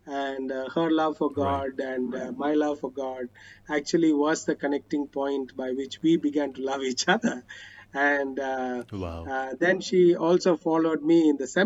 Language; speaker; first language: English; non-native, local second language; Malayalam